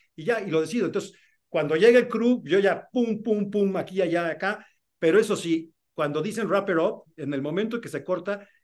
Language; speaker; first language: Spanish; native; Spanish